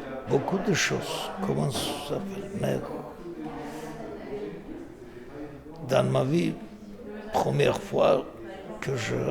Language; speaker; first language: French; non-native, learner; Armenian